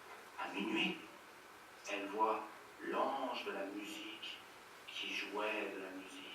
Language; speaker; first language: French; non-native, learner; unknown